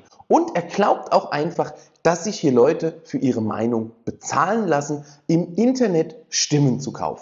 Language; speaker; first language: German; native; German